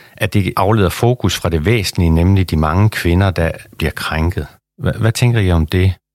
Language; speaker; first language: Danish; native; Danish